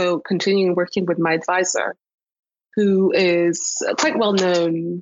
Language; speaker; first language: English; non-native, local second language; Kinyarwanda